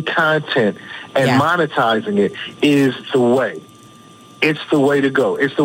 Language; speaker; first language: English; native; English